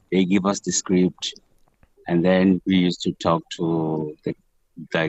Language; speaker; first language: English; non-native, local second language; Southern Sotho